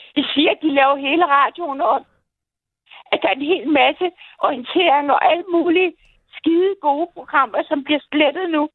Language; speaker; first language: Danish; native; Danish